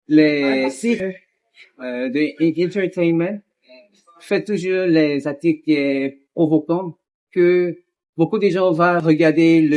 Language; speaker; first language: French; non-native, learner; Korean